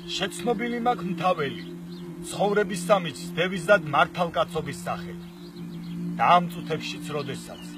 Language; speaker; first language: Georgian; native; Georgian